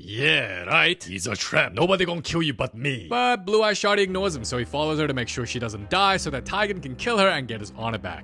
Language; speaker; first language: English; native; English